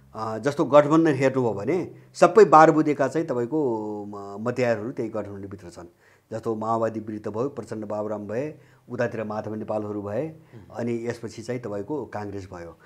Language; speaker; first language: Nepali; native; Nepali